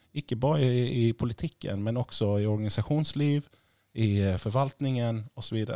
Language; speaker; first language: Norwegian; non-native, fluent; Persian